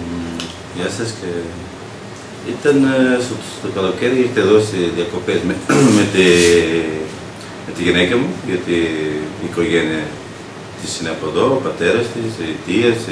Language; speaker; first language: Greek; non-native, learner; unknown